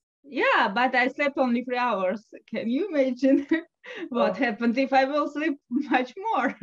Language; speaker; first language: English; non-native, fluent; Russian